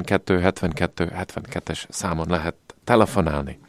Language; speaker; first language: Hungarian; non-native, fluent; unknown